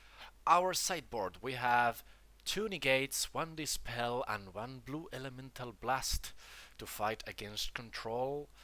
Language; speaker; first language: English; non-native, fluent; Spanish